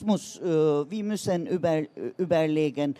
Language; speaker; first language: German; non-native, learner; Turkish